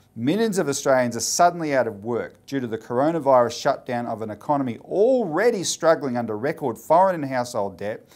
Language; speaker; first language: English; native; English